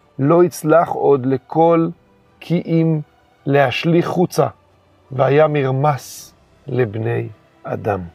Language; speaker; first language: Hebrew; native; Hebrew